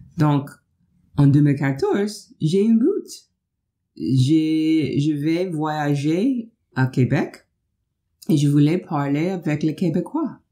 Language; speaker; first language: French; non-native, learner; English